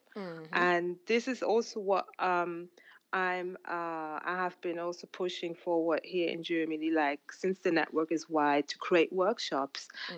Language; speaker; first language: English; non-native, local second language; Ganda